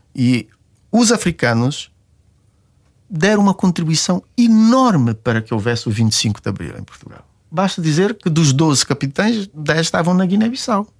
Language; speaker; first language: Portuguese; non-native, local second language; Kabuverdianu